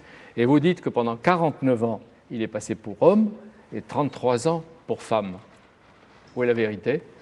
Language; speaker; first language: French; native; French